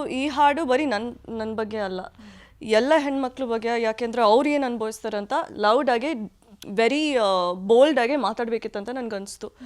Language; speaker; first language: Kannada; early bilingual, heritage; Kannada